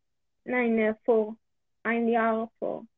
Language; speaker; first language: German; early bilingual, other home language; Hebrew